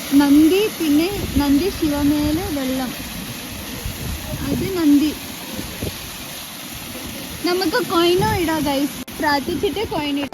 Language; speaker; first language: Malayalam; non-native, local second language; Kannada